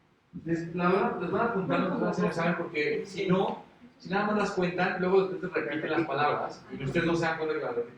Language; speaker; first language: Spanish; native; Spanish